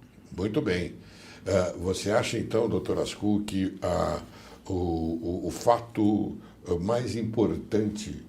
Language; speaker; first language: Portuguese; native; Portuguese